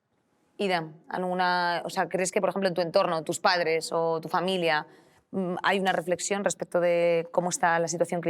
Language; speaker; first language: Spanish; native; Spanish